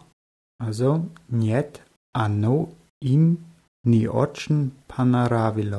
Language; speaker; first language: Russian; non-native, learner; German